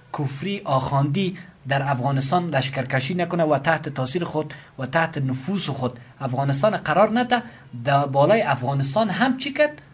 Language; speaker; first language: Persian; native; Persian